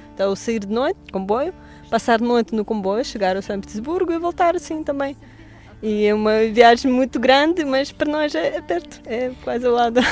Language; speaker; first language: Portuguese; non-native, fluent; Russian